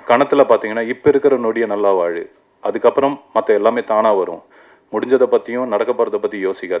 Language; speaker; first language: Tamil; native; Tamil